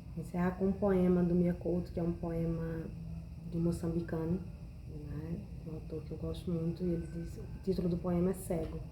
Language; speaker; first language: Portuguese; native; Portuguese